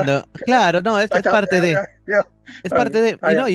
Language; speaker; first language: Spanish; native; Spanish